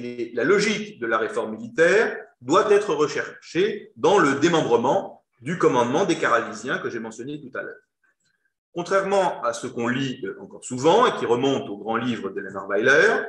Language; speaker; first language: French; native; French